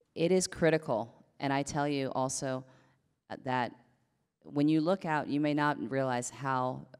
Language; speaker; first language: English; native; English